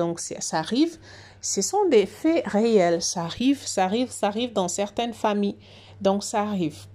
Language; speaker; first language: French; non-native, local second language; Lingala